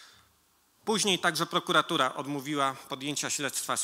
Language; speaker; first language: Polish; native; Polish